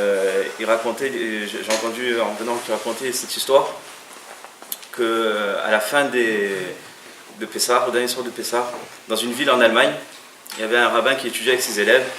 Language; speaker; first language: French; native; French